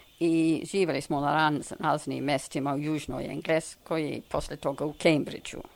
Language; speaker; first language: Serbian; non-native, fluent; English